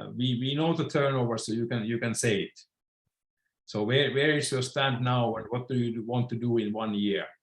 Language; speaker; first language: English; non-native, fluent; Finnish